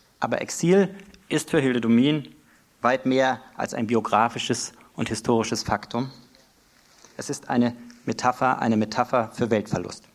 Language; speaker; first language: German; native; German